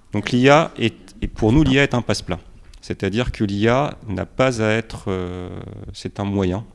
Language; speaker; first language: French; early bilingual, other home language; Romanian